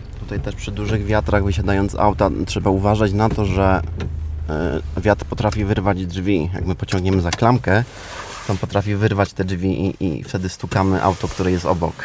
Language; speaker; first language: Polish; early bilingual, heritage; Polish